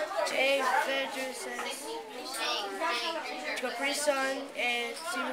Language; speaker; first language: French; non-native, learner; English